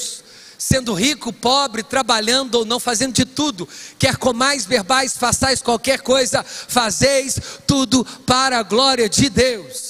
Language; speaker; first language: Portuguese; native; Portuguese